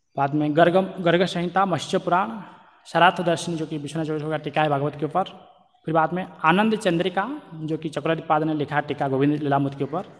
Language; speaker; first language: Hindi; non-native, local second language; Marathi